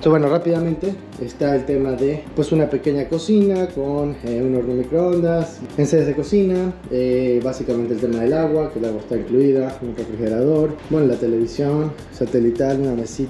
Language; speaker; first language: Spanish; native; Spanish